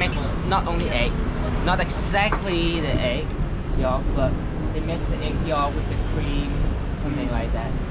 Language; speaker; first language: English; non-native, fluent; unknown